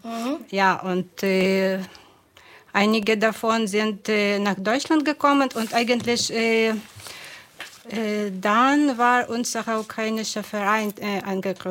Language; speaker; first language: German; non-native, fluent; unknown